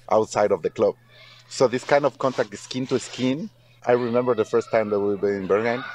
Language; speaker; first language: English; non-native, learner; Spanish